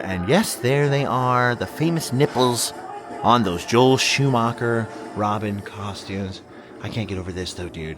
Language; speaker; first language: English; native; English